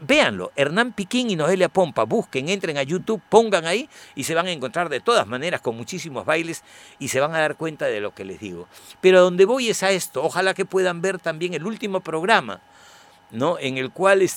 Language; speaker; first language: Spanish; native; Spanish